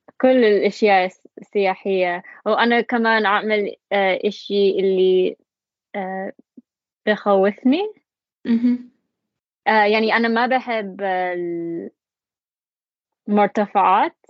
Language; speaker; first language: Arabic; non-native, learner; English